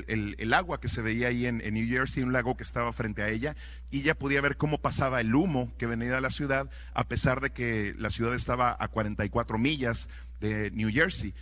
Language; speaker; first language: Spanish; native; Spanish